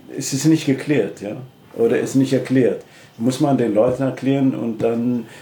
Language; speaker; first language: German; non-native, fluent; Amharic